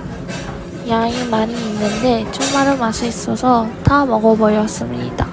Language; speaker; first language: Korean; non-native, learner; Japanese